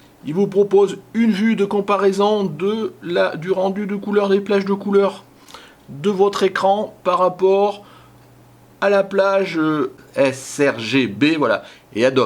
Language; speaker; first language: French; native; French